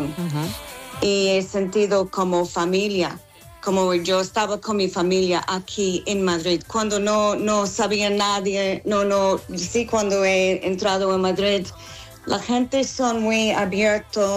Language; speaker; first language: Spanish; non-native, fluent; English